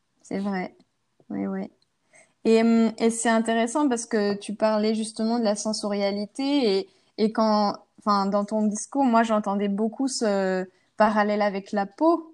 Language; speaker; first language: French; native; French